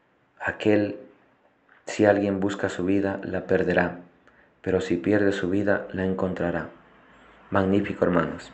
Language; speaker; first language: Spanish; non-native, fluent; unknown